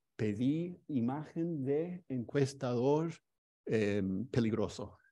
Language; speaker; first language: Spanish; non-native, fluent; English